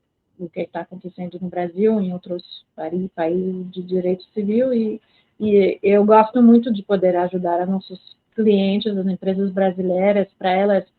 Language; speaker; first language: Portuguese; non-native, fluent; French